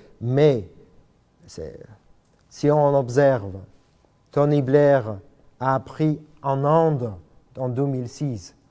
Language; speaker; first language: French; non-native, fluent; Polish